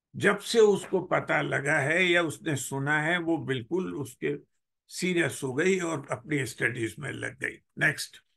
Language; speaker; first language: Hindi; native; Hindi